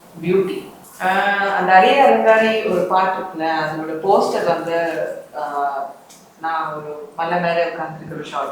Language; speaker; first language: Tamil; non-native, learner; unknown